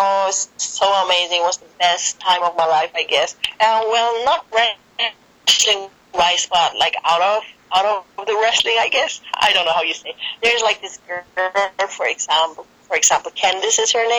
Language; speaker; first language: English; non-native, fluent; German